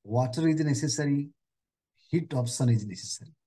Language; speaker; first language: English; non-native, local second language; Marathi